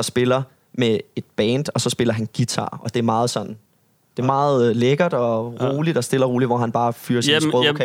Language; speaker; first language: Danish; native; Danish